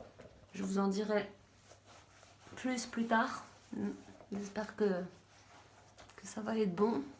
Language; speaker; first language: French; native; French